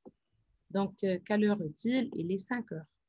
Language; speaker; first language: French; non-native, fluent; Arabic